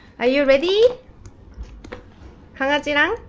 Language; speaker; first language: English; non-native, learner; Korean